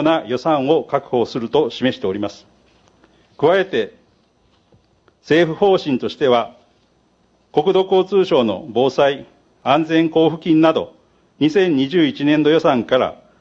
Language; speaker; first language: Japanese; native; Japanese